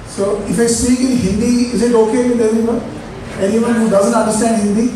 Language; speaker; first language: English; non-native, local second language; Hindi